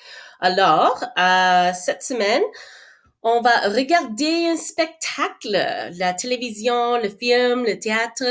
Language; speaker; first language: French; non-native, fluent; English